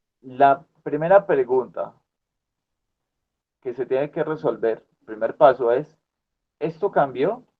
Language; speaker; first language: Spanish; native; Spanish